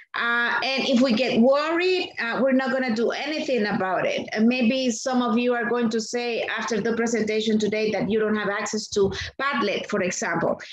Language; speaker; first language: English; non-native, fluent; Spanish